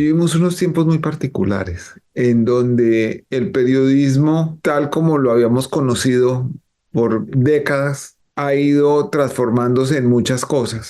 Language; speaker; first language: Spanish; native; Spanish